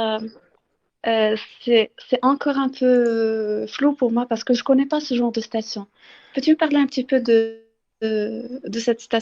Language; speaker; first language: French; non-native, local second language; Arabic